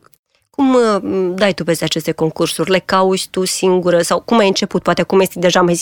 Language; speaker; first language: Romanian; native; Romanian